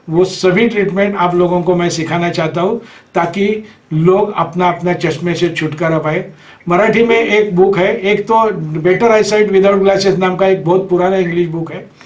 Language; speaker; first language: Hindi; non-native, local second language; Marathi